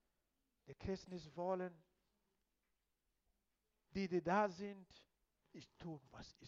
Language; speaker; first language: German; non-native, fluent; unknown